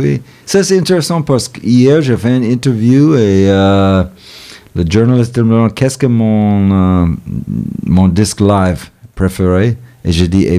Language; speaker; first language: French; non-native, fluent; English